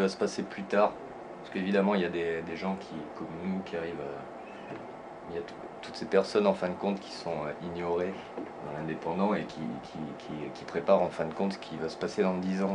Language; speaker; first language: French; native; French